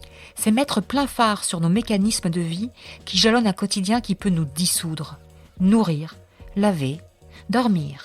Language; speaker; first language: French; native; French